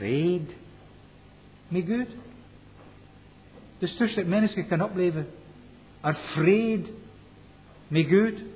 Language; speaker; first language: Norwegian; non-native, fluent; English